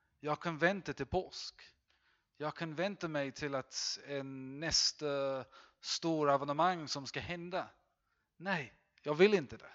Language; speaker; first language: Swedish; non-native, fluent; English